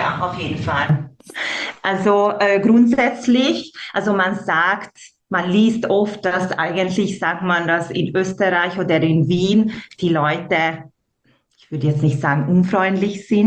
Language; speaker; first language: German; non-native, fluent; Hungarian